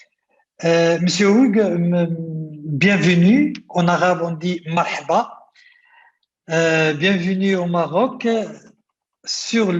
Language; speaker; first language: French; non-native, local second language; Arabic